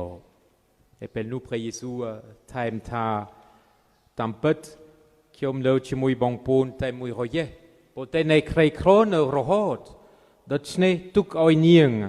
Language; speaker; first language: Khmer; non-native, fluent; French